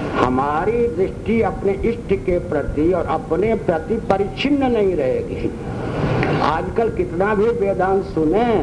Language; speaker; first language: Hindi; non-native, local second language; Maithili